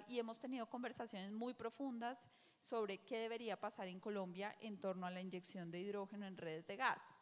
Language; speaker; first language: Spanish; native; Spanish